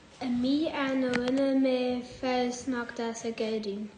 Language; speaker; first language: Irish; non-native, local second language; English